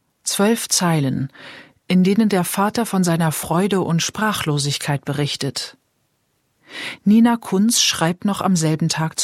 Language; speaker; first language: German; native; German